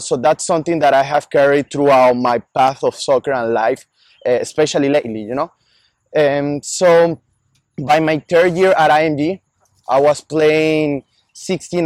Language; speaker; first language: English; non-native, fluent; Spanish